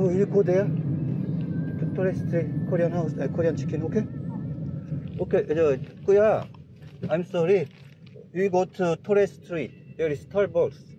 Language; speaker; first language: English; non-native, learner; Filipino